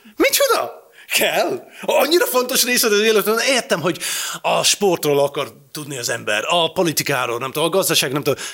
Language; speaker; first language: Hungarian; non-native, fluent; English